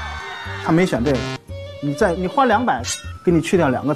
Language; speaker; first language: Chinese; native; Chinese